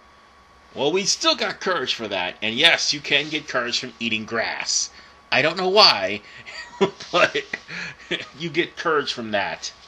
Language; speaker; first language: English; native; English